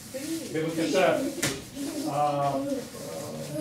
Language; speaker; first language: Hebrew; non-native, learner; Russian